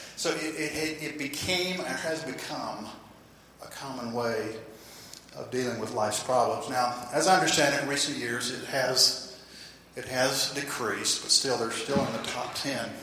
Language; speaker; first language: English; native; English